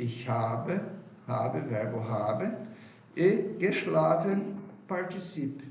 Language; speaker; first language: German; non-native, fluent; Portuguese